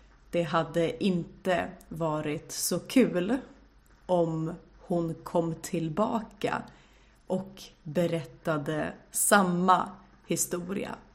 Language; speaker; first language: Swedish; native; Swedish